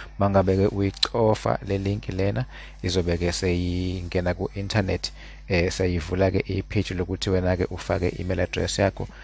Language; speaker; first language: Zulu; native; Zulu